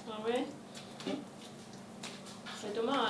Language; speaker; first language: French; non-native, learner; English